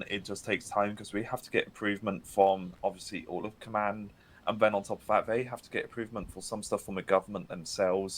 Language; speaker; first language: English; native; English